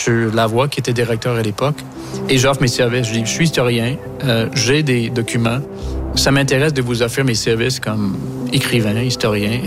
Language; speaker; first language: French; non-native, local second language; English